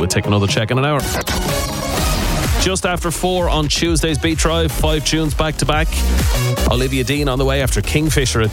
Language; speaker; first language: English; native; English